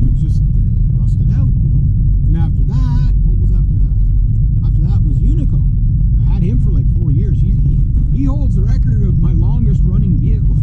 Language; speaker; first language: English; native; English